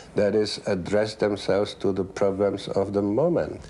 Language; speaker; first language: English; non-native, fluent; Czech